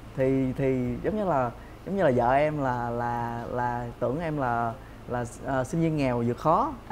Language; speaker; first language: Vietnamese; native; Vietnamese